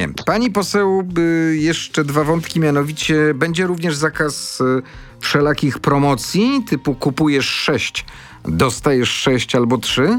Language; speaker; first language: Polish; native; Polish